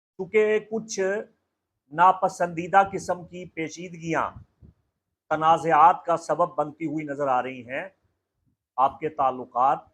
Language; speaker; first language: Urdu; native; Urdu